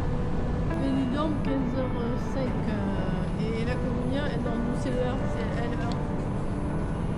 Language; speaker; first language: French; native; French